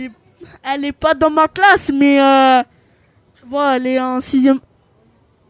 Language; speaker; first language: French; early bilingual, other home language; Albanian